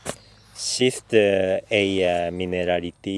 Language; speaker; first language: French; non-native, learner; Japanese